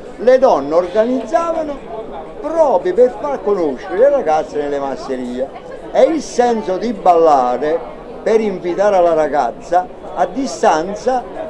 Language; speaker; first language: Italian; native; Italian